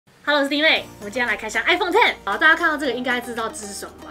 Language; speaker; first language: Chinese; native; Chinese